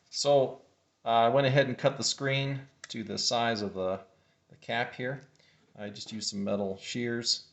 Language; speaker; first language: English; native; English